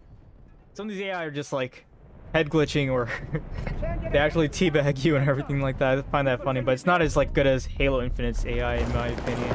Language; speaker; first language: English; native; English